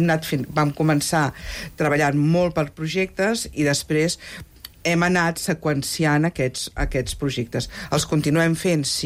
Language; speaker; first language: Catalan; native; Catalan